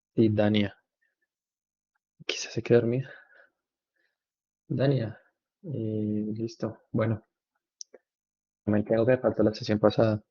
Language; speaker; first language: Spanish; native; Spanish